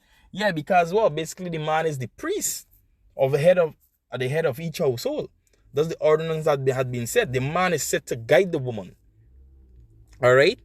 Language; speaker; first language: English; native; English